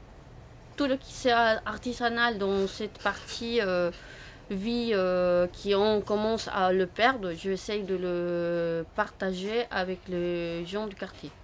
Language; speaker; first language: French; non-native, fluent; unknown